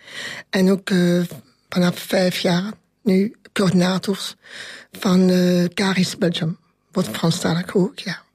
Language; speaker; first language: Dutch; non-native, local second language; French